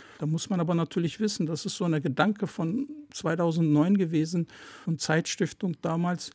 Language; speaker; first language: German; early bilingual, other home language; Turkish